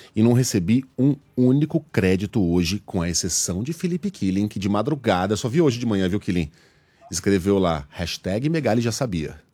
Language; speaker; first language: Portuguese; native; Portuguese